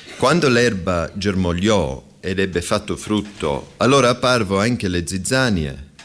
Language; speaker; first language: Italian; non-native, fluent; English